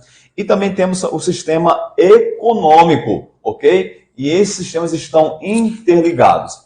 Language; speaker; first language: Portuguese; native; Portuguese